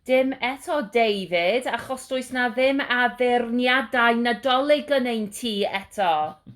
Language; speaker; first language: Welsh; non-native, learner; English